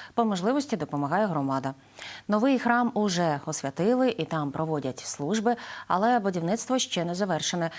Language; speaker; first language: Ukrainian; native; Ukrainian